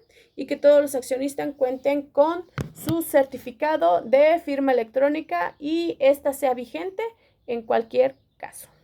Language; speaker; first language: Spanish; native; Spanish